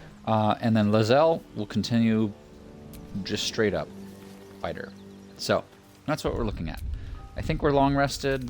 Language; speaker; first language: English; native; English